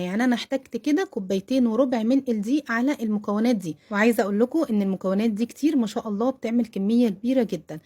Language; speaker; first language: Arabic; native; Arabic